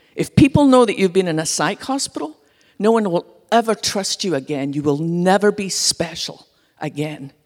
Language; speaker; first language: English; native; English